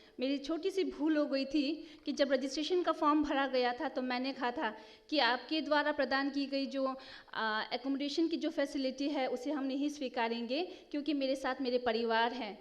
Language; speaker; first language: Hindi; non-native, local second language; Nepali